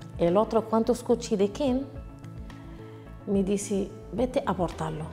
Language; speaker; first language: Spanish; non-native, learner; Arabic